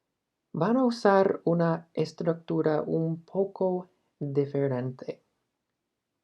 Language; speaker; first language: Spanish; non-native, fluent; English